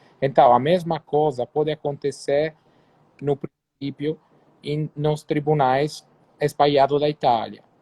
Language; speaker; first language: Portuguese; non-native, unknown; Italian